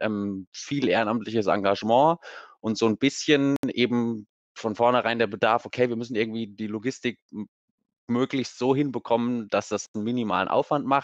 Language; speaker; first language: German; native; German